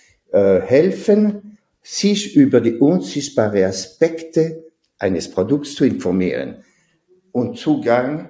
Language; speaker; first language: German; non-native, fluent; French